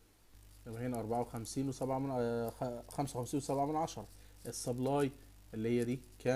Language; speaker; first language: Arabic; native; Arabic